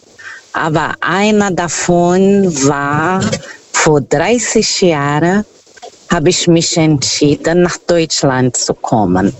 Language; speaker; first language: German; non-native, fluent; Portuguese